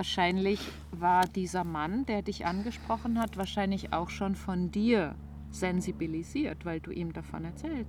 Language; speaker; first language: German; native; German